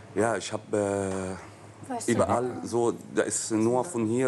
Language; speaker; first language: German; non-native, learner; Arabic